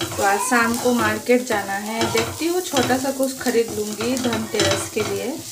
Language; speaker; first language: Hindi; non-native, local second language; Bangla